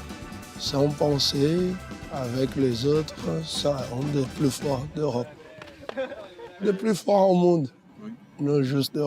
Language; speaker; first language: French; non-native, fluent; Portuguese